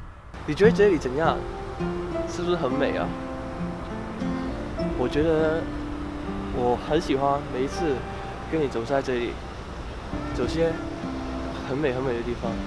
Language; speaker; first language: Chinese; non-native, local second language; Cantonese